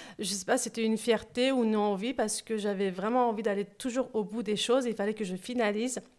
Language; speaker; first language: French; early bilingual, other home language; Turkish